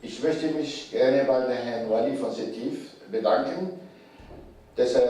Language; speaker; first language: German; non-native, fluent; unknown